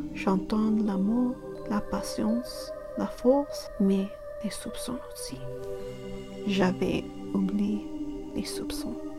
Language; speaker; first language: French; non-native, learner; English